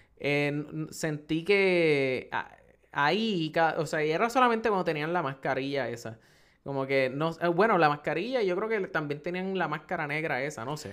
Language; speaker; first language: Spanish; native; Spanish